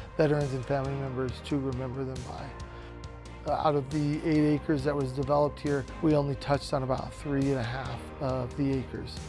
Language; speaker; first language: English; native; English